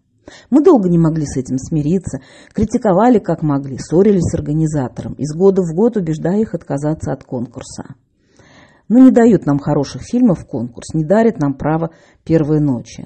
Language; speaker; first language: Russian; native; Russian